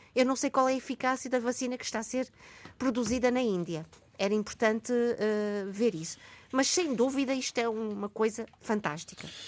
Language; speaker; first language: Portuguese; native; Portuguese